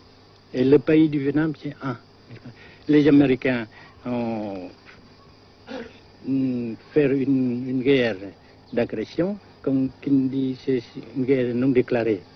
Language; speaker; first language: French; non-native, fluent; Vietnamese